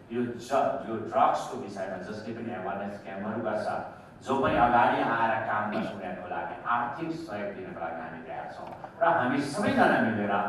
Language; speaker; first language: Nepali; native; Nepali